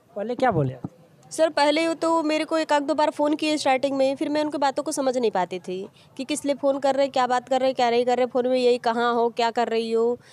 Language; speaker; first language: Hindi; native; Hindi